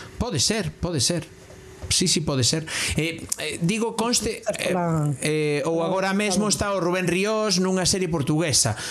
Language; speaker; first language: Galician; non-native, local second language; Spanish